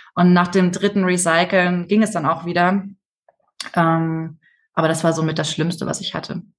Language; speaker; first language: German; native; German